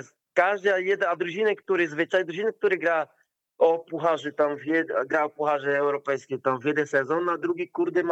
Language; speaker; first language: Polish; non-native, learner; Portuguese